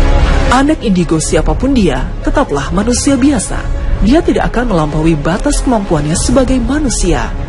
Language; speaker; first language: Indonesian; native; Indonesian